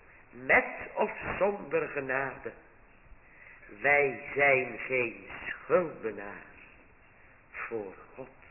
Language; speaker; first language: Dutch; native; Dutch